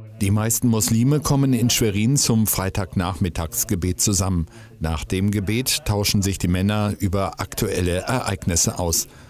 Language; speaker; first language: German; native; German